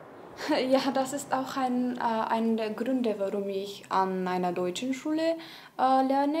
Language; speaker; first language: German; non-native, learner; Bulgarian